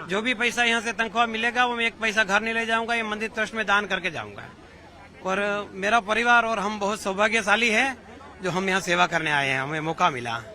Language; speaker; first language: Hindi; non-native, local second language; Gujarati